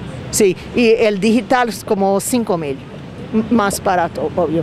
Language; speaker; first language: Spanish; non-native, fluent; English